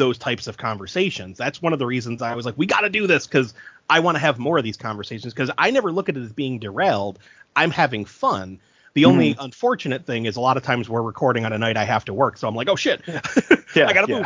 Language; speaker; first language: English; native; English